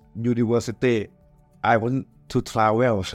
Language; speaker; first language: English; non-native, learner; Thai